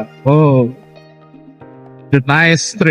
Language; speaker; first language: English; non-native, learner; Indonesian